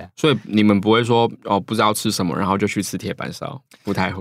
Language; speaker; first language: Chinese; native; Chinese